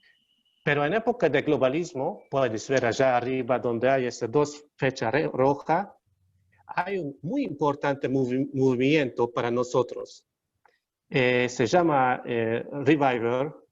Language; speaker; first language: Spanish; non-native, learner; Hungarian